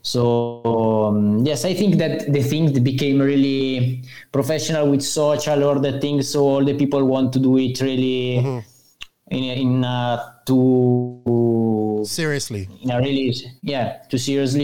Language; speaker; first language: English; non-native, learner; Italian